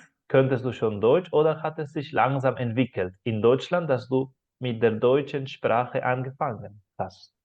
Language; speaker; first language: German; non-native, fluent; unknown